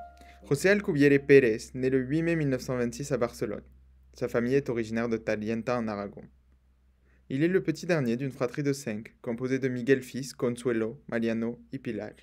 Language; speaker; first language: French; native; French